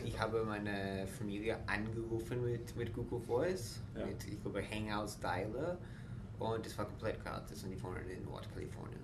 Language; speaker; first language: German; non-native, fluent; English